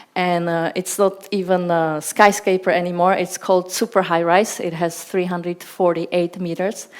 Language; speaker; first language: English; non-native, fluent; Czech